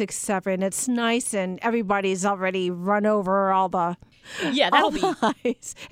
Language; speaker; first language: English; native; English